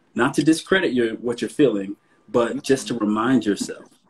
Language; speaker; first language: English; native; English